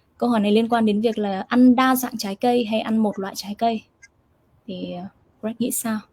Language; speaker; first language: Vietnamese; native; Vietnamese